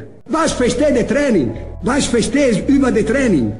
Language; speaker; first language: German; non-native, learner; Italian